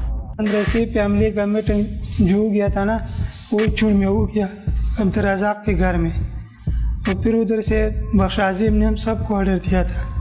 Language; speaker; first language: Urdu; non-native, local second language; Pashto